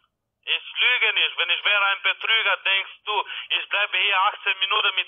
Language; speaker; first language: German; non-native, learner; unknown